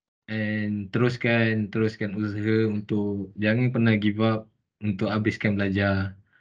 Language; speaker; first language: Malay; native; Malay